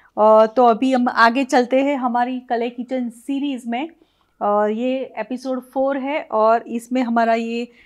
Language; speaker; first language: Hindi; non-native, local second language; Gujarati